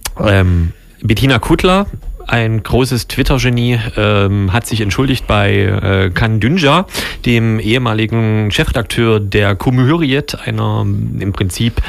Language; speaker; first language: German; native; German